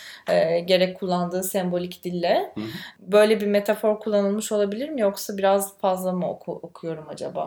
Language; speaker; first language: Turkish; native; Turkish